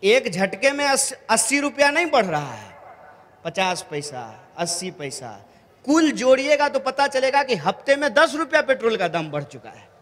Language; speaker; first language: Hindi; native; Hindi